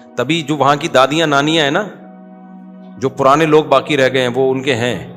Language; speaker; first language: Urdu; native; Urdu